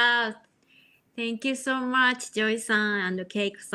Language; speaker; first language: English; non-native, learner; Japanese